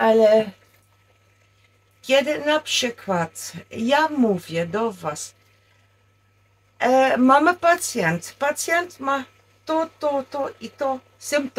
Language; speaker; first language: Polish; non-native, learner; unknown